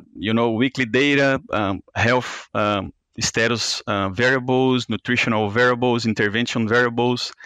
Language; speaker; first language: English; non-native, fluent; Portuguese